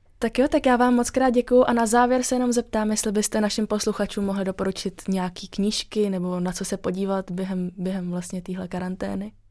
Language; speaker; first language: Czech; native; Czech